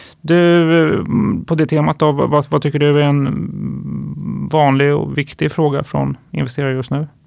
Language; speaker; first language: Swedish; native; Swedish